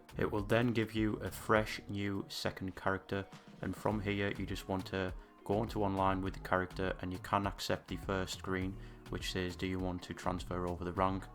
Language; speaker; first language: English; native; English